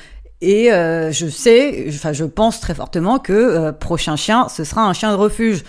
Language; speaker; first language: French; native; French